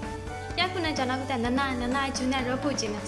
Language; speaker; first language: Japanese; non-native, learner; Burmese